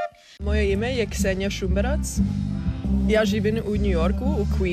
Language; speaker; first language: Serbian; early bilingual, heritage; English